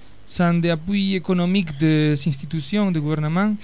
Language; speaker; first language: French; non-native, fluent; Spanish